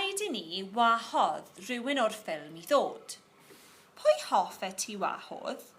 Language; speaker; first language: Welsh; non-native, local second language; English